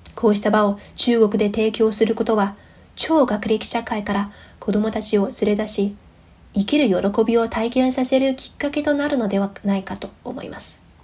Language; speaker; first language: Japanese; non-native, fluent; Chinese